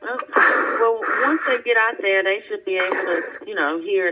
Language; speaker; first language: English; native; English